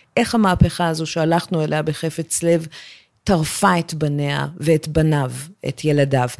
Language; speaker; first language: Hebrew; early bilingual, other home language; Persian